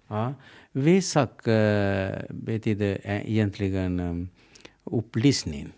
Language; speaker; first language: Swedish; non-native, learner; Sinhala